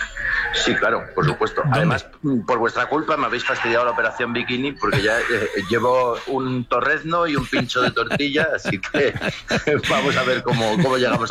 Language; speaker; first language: Spanish; native; Spanish